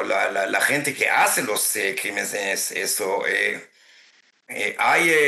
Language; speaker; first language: Spanish; non-native, fluent; Hebrew